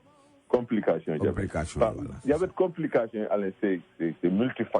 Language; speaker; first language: French; non-native, local second language; Wolof